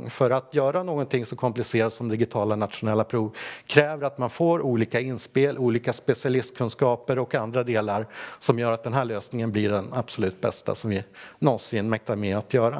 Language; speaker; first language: Swedish; native; Swedish